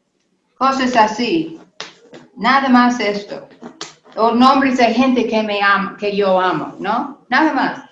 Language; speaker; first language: Spanish; non-native, learner; English